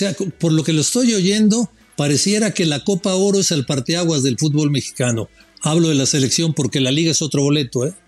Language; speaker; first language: Spanish; native; Spanish